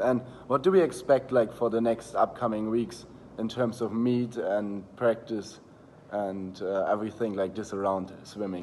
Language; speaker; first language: English; non-native, fluent; German